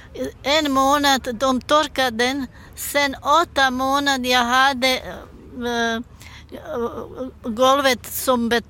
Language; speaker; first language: Swedish; non-native, learner; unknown